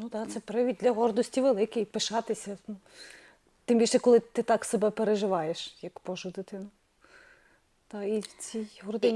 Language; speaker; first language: Ukrainian; native; Ukrainian